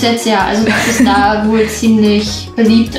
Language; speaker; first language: German; native; German